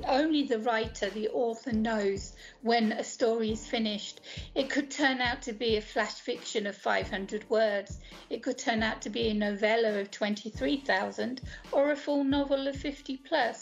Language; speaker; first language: English; native; English